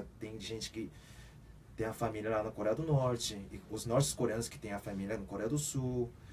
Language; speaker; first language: Portuguese; early bilingual, other home language; Korean